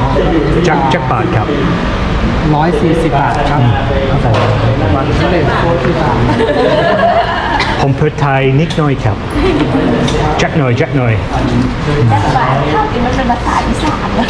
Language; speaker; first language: Thai; non-native, learner; English